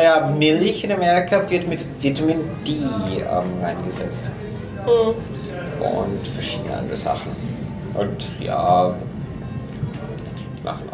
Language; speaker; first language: German; non-native, fluent; English